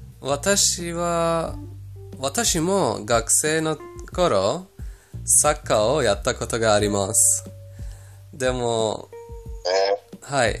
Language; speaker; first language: Japanese; non-native, fluent; Persian